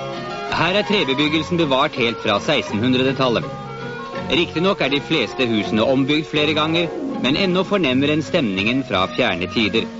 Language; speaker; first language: Norwegian; native; Norwegian